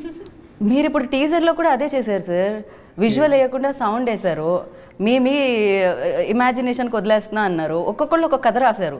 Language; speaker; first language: Telugu; native; Telugu